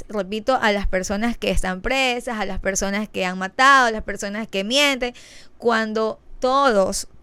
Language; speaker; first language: Spanish; native; Spanish